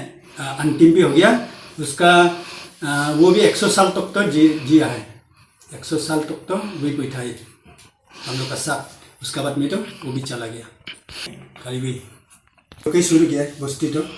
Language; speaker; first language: Hindi; non-native, local second language; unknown